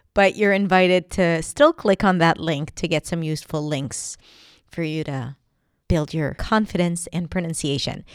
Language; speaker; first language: English; non-native, fluent; Hebrew